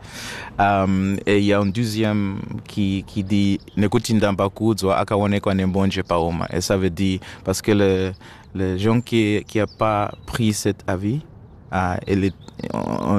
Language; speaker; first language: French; non-native, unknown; Shona